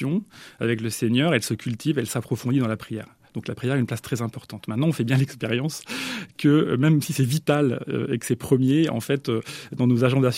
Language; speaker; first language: French; native; French